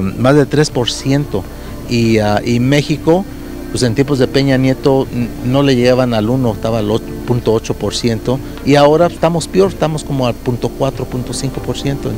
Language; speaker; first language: Spanish; early bilingual, heritage; Spanish